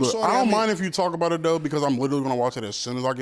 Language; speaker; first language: English; native; English